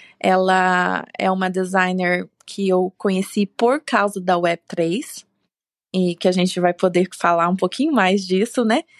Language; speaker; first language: Portuguese; native; Portuguese